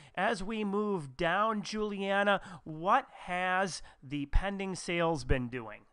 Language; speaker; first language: English; native; English